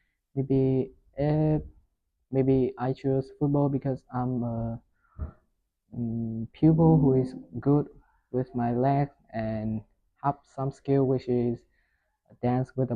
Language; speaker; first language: English; non-native, learner; Vietnamese